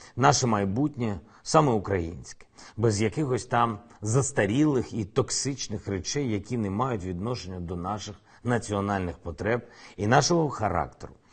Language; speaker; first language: Ukrainian; non-native, local second language; Russian